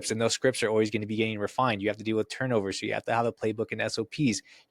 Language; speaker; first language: English; native; English